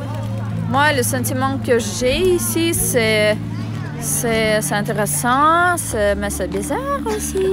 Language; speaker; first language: French; non-native, fluent; Russian